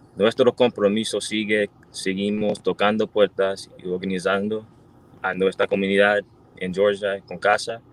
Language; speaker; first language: Spanish; early bilingual, heritage; Spanish